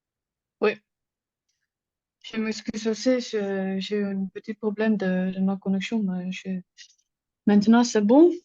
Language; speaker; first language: French; non-native, learner; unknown